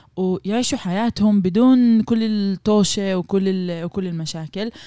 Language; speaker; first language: Arabic; non-native, fluent; Hebrew